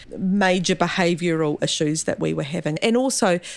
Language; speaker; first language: English; native; English